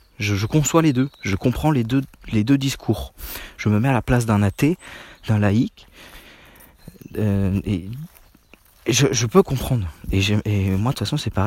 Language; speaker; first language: French; native; French